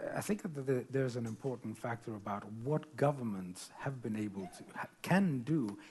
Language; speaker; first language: English; non-native, fluent; Spanish